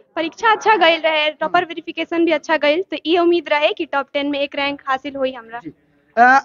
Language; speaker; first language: Bhojpuri; native; Bhojpuri